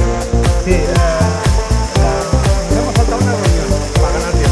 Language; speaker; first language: Spanish; non-native, local second language; Catalan